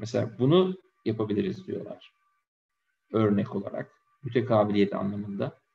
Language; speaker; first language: Turkish; native; Turkish